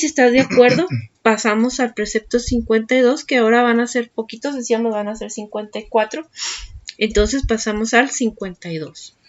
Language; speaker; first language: Spanish; native; Spanish